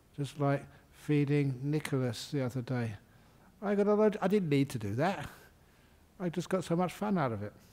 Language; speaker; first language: English; native; English